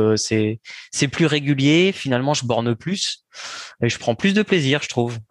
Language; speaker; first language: French; native; French